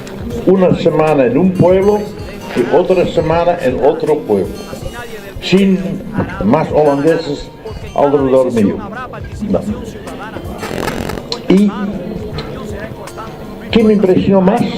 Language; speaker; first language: Spanish; non-native, fluent; Dutch